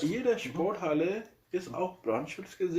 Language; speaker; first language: German; non-native, learner; Urdu